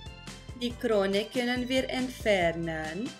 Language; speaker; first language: German; non-native, fluent; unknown